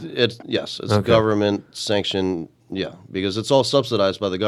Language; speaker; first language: English; native; English